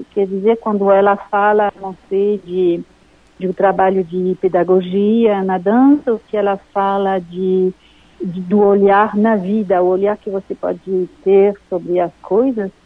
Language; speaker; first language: Portuguese; non-native, fluent; French